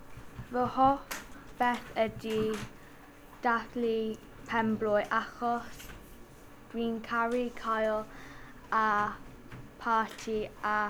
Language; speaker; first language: Welsh; non-native, local second language; English